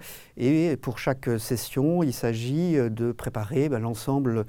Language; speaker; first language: French; native; French